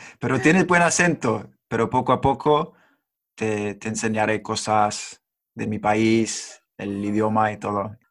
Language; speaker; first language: Spanish; non-native, fluent; English